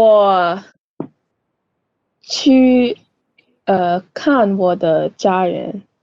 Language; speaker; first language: Chinese; non-native, learner; English